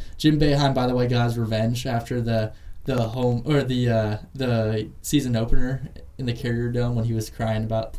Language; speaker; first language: English; native; English